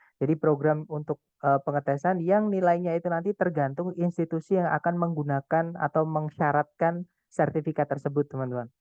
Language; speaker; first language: Indonesian; non-native, local second language; Javanese